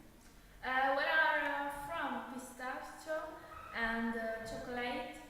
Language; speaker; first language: English; non-native, learner; Italian